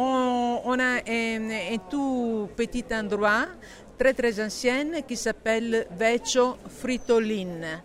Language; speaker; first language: French; non-native, learner; Italian